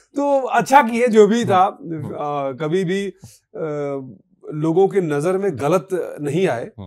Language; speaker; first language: Hindi; native; Hindi